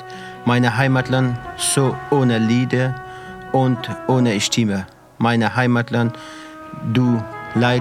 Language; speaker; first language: German; non-native, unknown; Persian